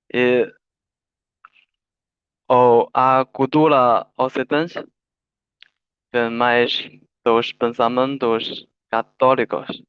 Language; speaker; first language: Portuguese; non-native, learner; Chinese